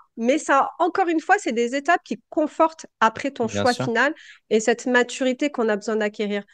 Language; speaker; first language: French; native; French